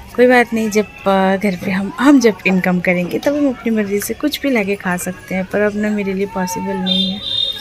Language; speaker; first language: Hindi; non-native, local second language; Bangla